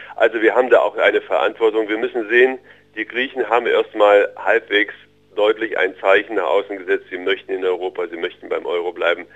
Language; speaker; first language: German; early bilingual, other home language; Russian